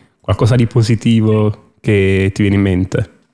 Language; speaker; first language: Italian; native; Italian